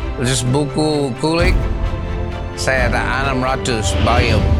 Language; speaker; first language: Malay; non-native, learner; English